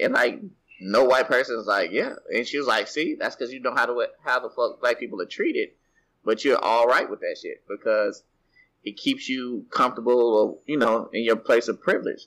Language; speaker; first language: English; native; English